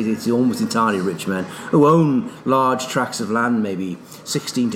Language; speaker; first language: English; native; English